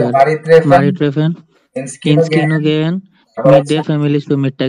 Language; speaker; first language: German; non-native, learner; Bangla